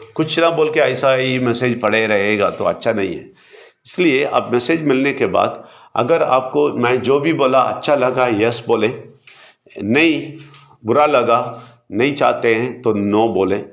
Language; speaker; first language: Hindi; non-native, local second language; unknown